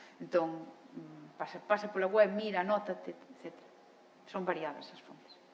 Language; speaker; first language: Galician; native; Galician